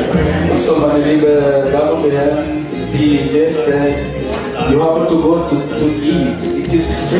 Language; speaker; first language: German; non-native, fluent; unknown